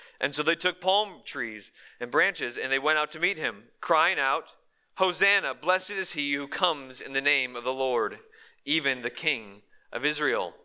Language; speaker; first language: English; native; English